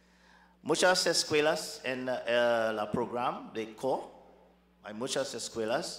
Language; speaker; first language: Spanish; non-native, learner; English